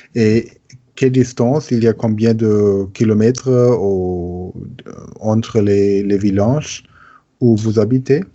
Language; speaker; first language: French; non-native, learner; German